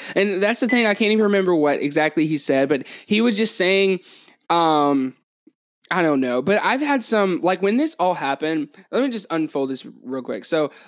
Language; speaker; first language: English; native; English